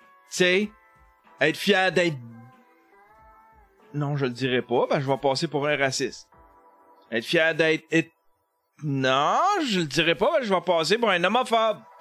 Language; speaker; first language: French; native; French